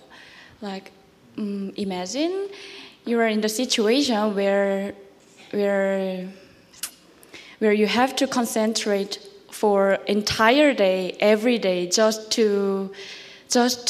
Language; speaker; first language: English; non-native, learner; Korean